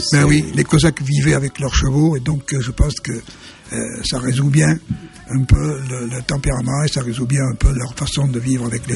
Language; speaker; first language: French; native; French